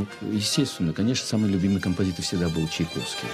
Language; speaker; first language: Russian; non-native, fluent; Chinese